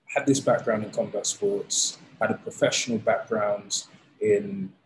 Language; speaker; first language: English; native; English